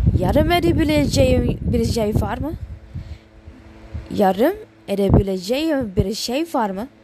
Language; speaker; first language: Turkish; non-native, learner; Indonesian